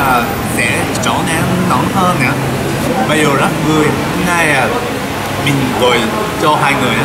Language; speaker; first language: Vietnamese; non-native, learner; Japanese